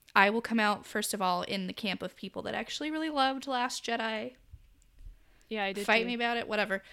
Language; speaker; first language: English; native; English